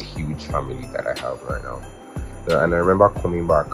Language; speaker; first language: English; non-native, local second language; Yoruba